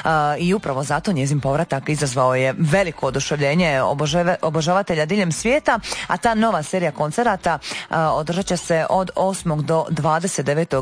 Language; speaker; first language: Serbian; native; Serbian